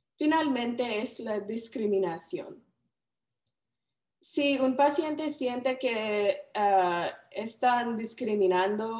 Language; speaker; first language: Spanish; non-native, learner; English